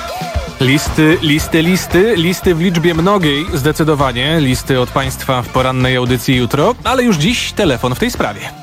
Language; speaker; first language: Polish; native; Polish